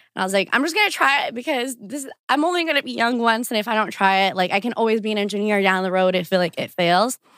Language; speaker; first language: English; early bilingual, other home language; Portuguese